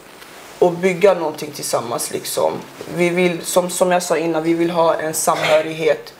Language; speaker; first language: Swedish; early bilingual, other home language; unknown